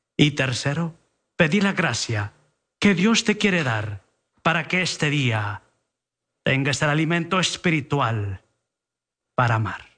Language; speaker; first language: Spanish; early bilingual, heritage; Spanish